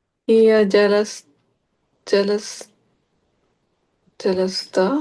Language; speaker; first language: Arabic; non-native, learner; English